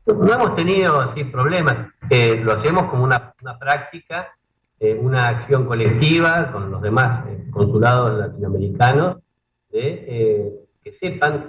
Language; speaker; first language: Spanish; native; Spanish